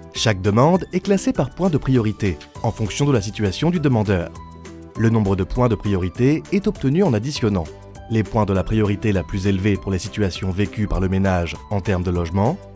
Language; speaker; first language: French; native; French